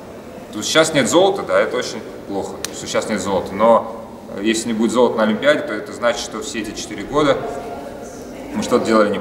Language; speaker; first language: Russian; native; Russian